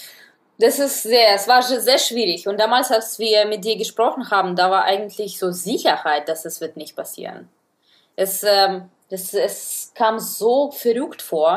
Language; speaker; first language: German; non-native, fluent; Russian